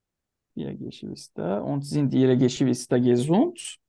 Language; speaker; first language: German; non-native, learner; Turkish